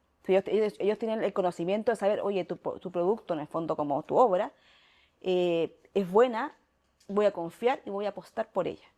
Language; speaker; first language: Spanish; native; Spanish